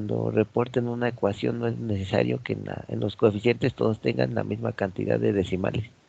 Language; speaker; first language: Spanish; native; Spanish